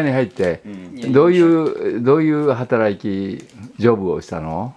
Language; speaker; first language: Japanese; native; Japanese